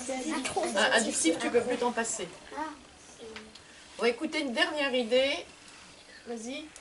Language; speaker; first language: French; native; French